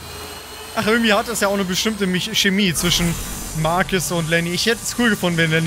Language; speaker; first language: German; native; German